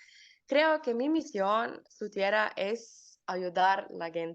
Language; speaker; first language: Spanish; non-native, learner; Slovenian